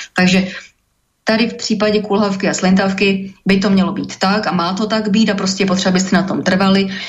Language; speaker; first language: Czech; native; Czech